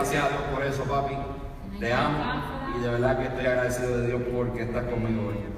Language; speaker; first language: Spanish; native; Spanish